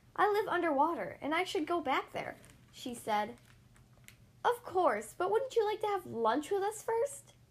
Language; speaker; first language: English; native; English